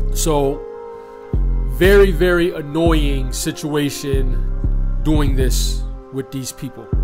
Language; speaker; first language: English; native; English